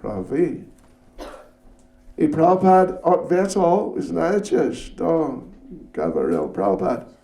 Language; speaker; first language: Russian; non-native, learner; English